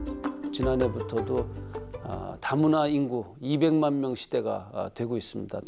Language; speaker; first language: Korean; native; Korean